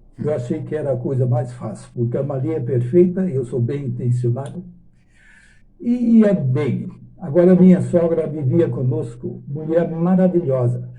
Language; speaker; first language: Portuguese; non-native, fluent; German